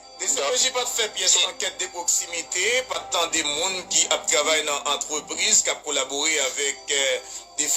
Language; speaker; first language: Haitian Creole; native; Haitian Creole